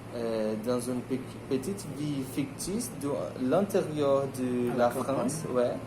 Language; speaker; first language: French; non-native, learner; Portuguese